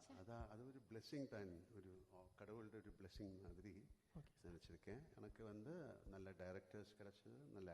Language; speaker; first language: Tamil; non-native, learner; Malayalam